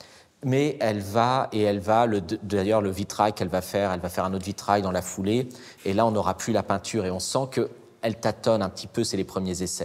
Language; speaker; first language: French; native; French